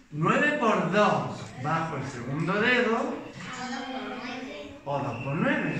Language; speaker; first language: Spanish; native; Spanish